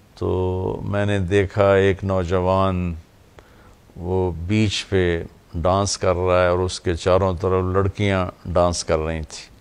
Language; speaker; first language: Urdu; non-native, local second language; Punjabi